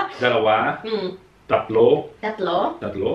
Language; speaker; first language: Filipino; non-native, learner; Italian